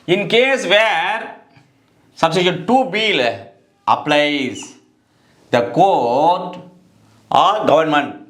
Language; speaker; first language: English; non-native, local second language; Tamil